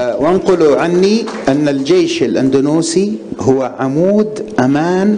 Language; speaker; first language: Arabic; native; Arabic